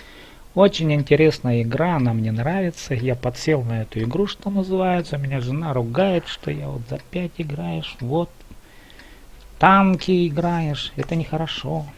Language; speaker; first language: Russian; native; Russian